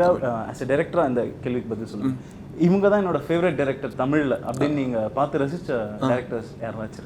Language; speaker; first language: Tamil; native; Tamil